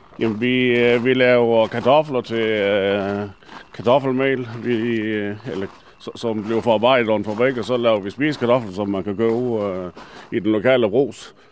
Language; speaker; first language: Danish; native; Danish